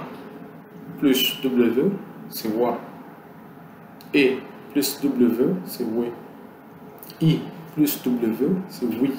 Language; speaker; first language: French; non-native, local second language; Lingala